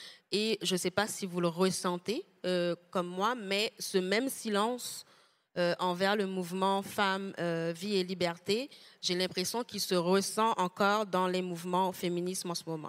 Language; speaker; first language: French; native; French